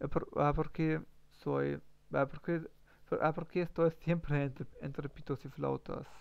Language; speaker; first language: Spanish; non-native, learner; German